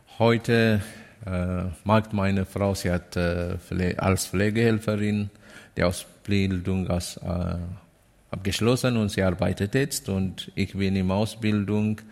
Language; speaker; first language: German; non-native, learner; Amharic